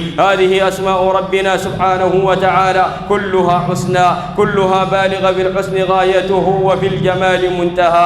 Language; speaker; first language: Arabic; native; Arabic